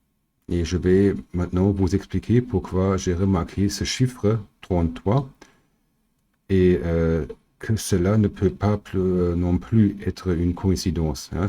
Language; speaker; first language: French; non-native, fluent; German